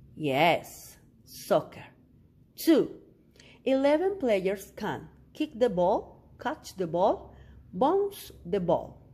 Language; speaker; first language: English; non-native, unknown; Spanish